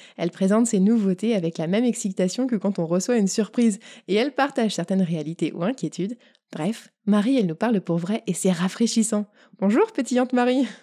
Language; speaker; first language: French; native; French